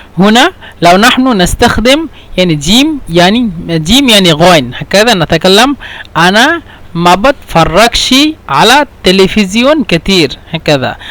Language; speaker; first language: Egyptian Arabic; non-native, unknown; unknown